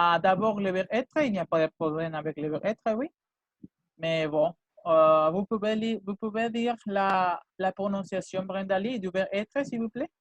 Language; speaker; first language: French; non-native, fluent; Spanish